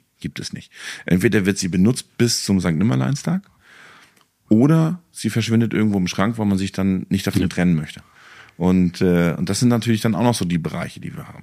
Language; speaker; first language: German; native; German